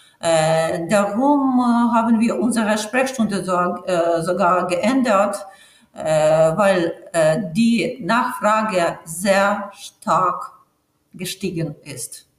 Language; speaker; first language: German; non-native, fluent; Ukrainian